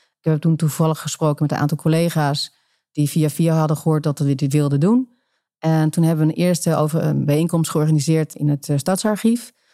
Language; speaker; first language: Dutch; native; Dutch